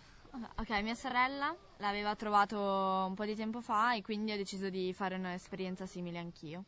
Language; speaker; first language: Italian; native; Italian